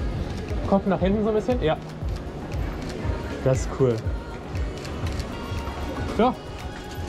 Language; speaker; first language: German; native; German